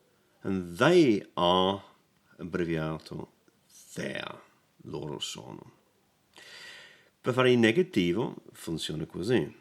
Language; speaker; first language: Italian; non-native, learner; English